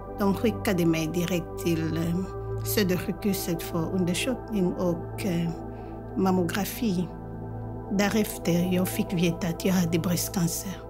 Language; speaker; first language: Swedish; non-native, fluent; Lingala